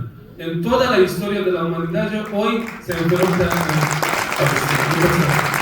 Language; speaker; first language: Spanish; non-native, fluent; Persian